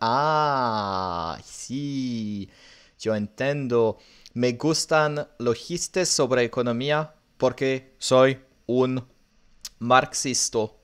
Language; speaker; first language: Spanish; non-native, learner; French